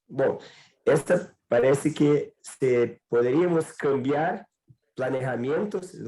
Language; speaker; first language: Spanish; non-native, learner; Portuguese